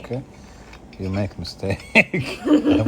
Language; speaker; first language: English; non-native, learner; Arabic